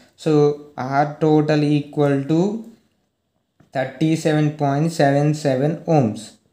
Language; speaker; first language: English; non-native, local second language; Telugu